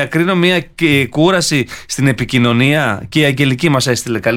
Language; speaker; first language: Greek; native; Greek